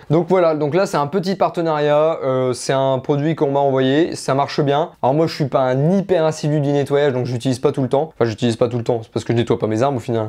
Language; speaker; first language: French; native; French